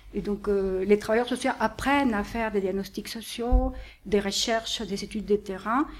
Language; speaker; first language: French; non-native, fluent; Spanish